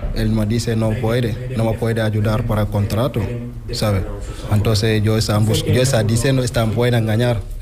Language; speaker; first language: Spanish; non-native, learner; Wolof